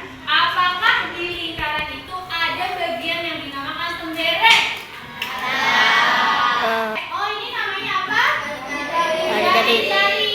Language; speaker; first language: Indonesian; native; Indonesian